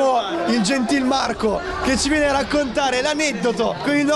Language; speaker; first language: Italian; native; Italian